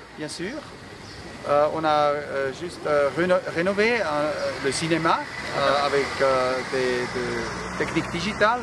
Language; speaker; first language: French; non-native, local second language; German